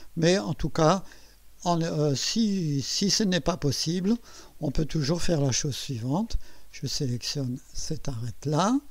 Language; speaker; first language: French; native; French